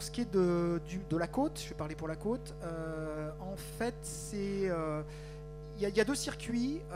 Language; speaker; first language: French; native; French